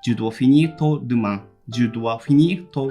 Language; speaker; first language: French; non-native, learner; Japanese